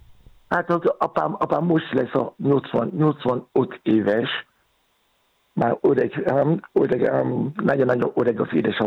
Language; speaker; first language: Hungarian; non-native, fluent; Yoruba